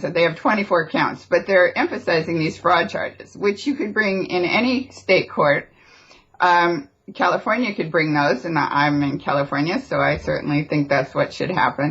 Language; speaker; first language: English; native; English